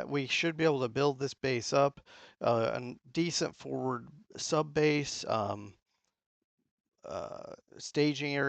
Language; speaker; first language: English; native; English